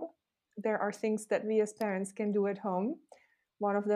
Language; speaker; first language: English; non-native, fluent; Czech